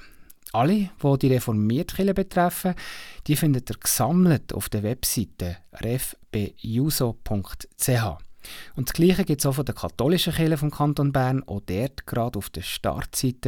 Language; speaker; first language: German; native; German